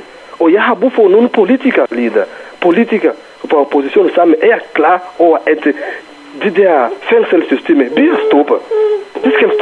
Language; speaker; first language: Danish; non-native, fluent; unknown